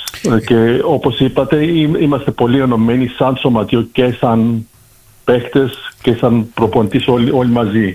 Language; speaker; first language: Greek; early bilingual, heritage; Greek